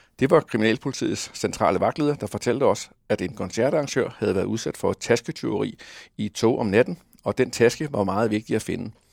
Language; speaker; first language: Danish; native; Danish